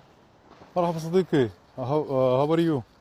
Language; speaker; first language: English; non-native, learner; Arabic